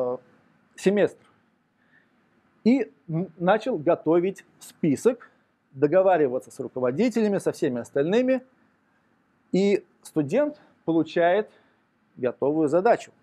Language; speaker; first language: Russian; native; Russian